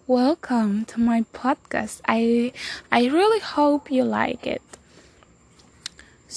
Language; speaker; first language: English; non-native, fluent; Spanish